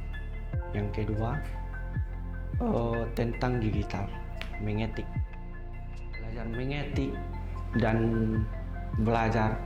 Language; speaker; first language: Indonesian; non-native, local second language; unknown